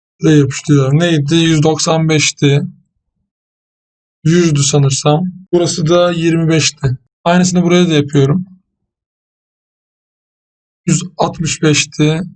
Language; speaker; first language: Turkish; native; Turkish